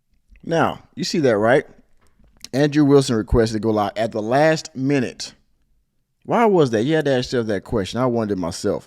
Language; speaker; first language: English; native; English